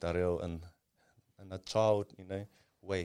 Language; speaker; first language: English; non-native, local second language; Māori